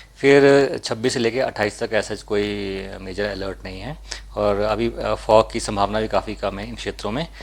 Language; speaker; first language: Hindi; native; Hindi